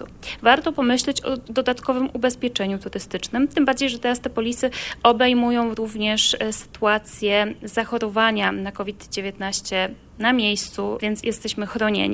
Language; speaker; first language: Polish; native; Polish